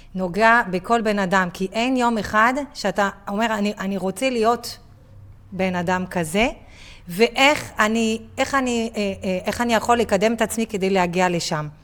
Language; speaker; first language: Hebrew; non-native, fluent; French